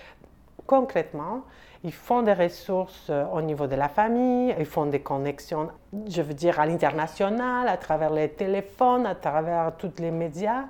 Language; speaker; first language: French; non-native, fluent; Spanish